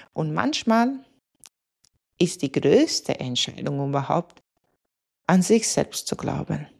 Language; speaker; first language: German; non-native, fluent; Latvian